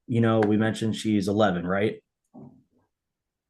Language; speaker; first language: English; native; English